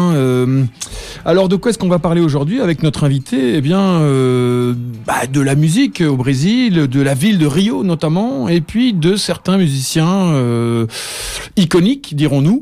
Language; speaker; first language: French; native; French